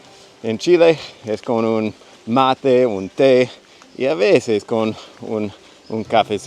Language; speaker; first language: Spanish; non-native, fluent; English